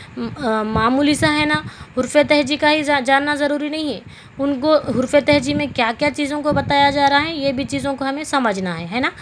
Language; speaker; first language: Urdu; native; Urdu